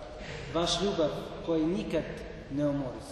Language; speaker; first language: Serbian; non-native, learner; Arabic